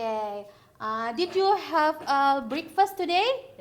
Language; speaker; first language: English; non-native, learner; Indonesian